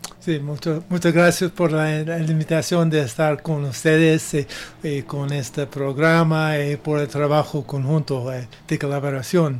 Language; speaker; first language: Spanish; non-native, learner; English